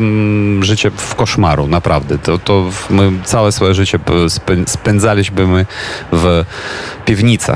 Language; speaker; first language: Polish; non-native, fluent; Ukrainian